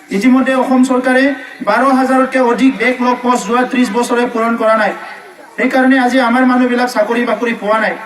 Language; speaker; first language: Assamese; non-native, local second language; Bodo